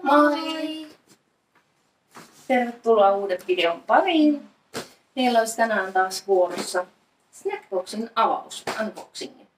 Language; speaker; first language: Finnish; native; Finnish